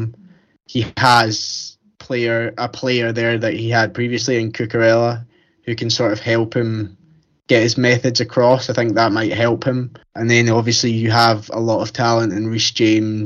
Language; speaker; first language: English; native; English